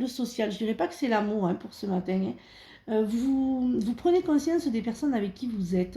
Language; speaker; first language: French; native; French